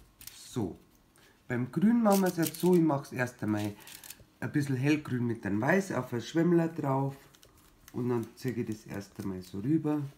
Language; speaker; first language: German; native; German